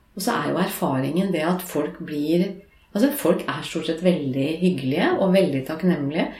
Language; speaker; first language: Norwegian; native; Norwegian